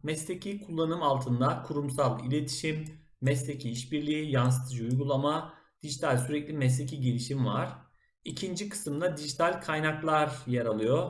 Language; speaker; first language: Turkish; native; Turkish